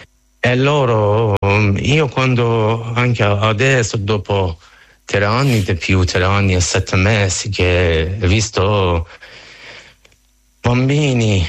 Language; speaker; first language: Italian; non-native, learner; Persian